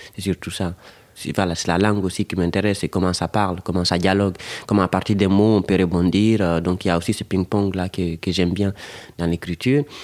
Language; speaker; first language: French; non-native, local second language; Fula